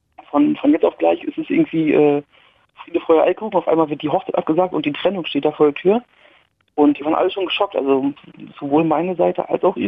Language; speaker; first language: German; native; German